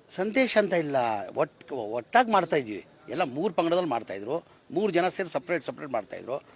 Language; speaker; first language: Kannada; non-native, local second language; Urdu